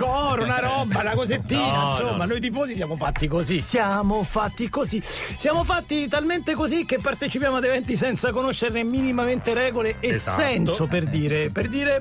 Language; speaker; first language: Italian; native; Italian